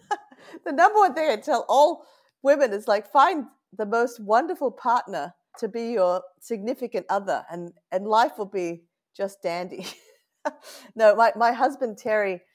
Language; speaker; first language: English; native; English